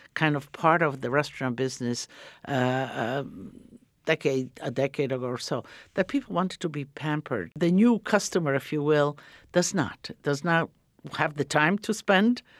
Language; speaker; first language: English; early bilingual, other home language; Croatian